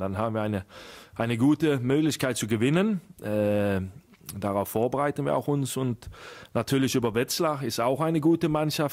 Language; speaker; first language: German; non-native, fluent; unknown